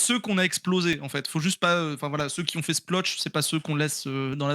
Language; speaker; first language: French; native; French